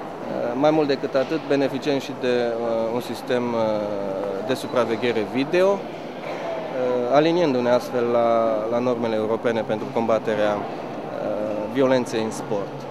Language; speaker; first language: Romanian; native; Romanian